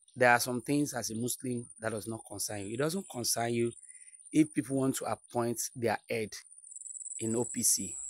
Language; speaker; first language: English; non-native, local second language; Yoruba